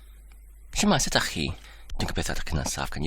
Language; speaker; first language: Welsh; non-native, fluent; English